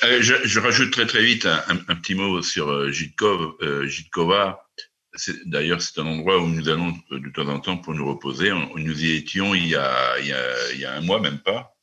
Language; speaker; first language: French; native; French